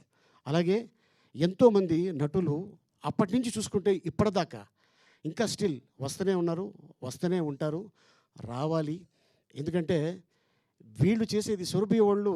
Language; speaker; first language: Telugu; native; Telugu